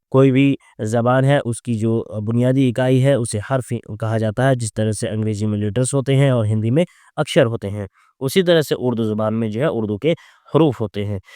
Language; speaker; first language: Urdu; native; Urdu